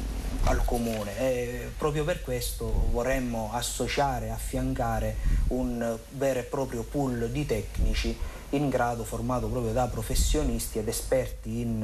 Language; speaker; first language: Italian; native; Italian